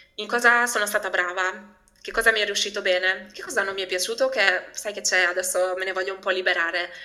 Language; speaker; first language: Italian; early bilingual, other home language; Albanian